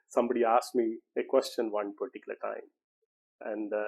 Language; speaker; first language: English; non-native, local second language; Punjabi